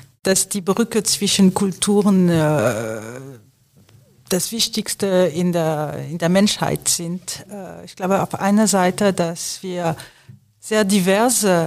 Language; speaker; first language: German; non-native, fluent; French